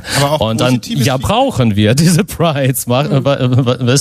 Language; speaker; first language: German; non-native, fluent; Russian